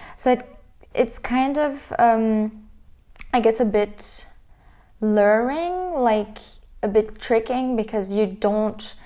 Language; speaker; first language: English; non-native, fluent; French